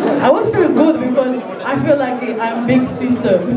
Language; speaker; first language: English; non-native, learner; Portuguese